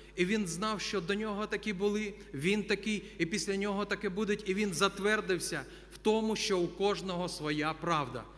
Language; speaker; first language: Ukrainian; non-native, local second language; Russian